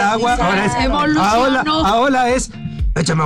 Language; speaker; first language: Spanish; native; Spanish